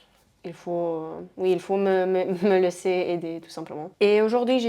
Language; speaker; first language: French; non-native, fluent; Spanish